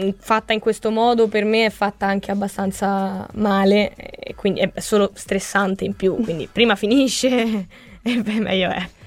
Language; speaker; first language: Italian; native; Italian